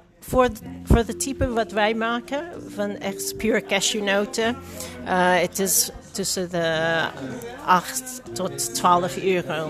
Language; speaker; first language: Dutch; non-native, fluent; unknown